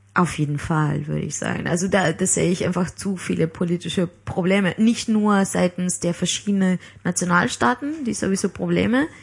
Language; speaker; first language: German; non-native, fluent; Spanish